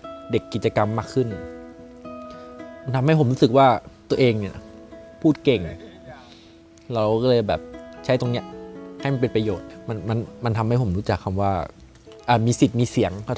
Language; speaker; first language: Thai; early bilingual, other home language; Shan